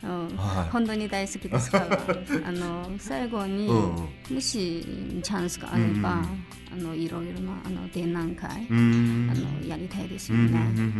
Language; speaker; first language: Japanese; non-native, learner; Chinese